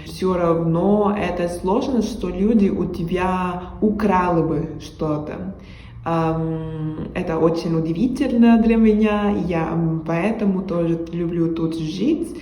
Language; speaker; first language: Russian; non-native, learner; Spanish